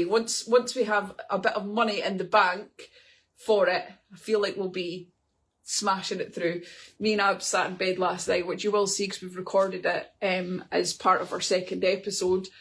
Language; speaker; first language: English; native; English